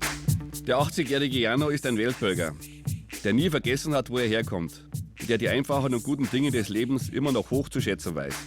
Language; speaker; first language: German; native; German